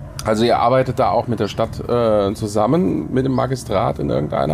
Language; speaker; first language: German; native; German